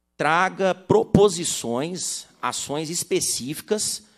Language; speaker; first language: Portuguese; native; Portuguese